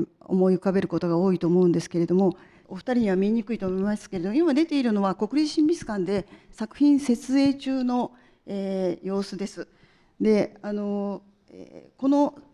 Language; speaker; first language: Japanese; native; Japanese